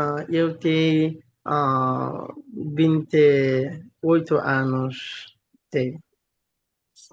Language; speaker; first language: Portuguese; non-native, learner; Bangla